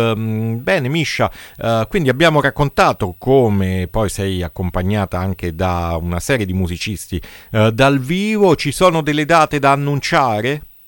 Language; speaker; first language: Italian; native; Italian